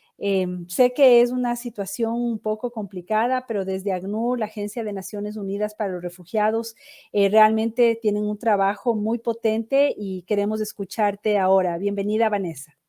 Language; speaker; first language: Spanish; native; Spanish